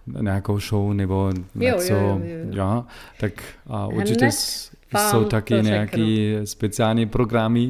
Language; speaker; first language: Czech; non-native, learner; German